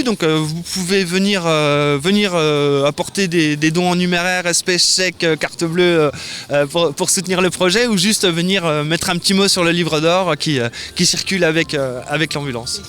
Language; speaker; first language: French; native; French